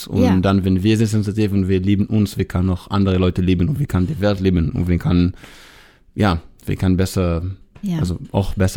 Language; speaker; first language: German; non-native, learner; Hebrew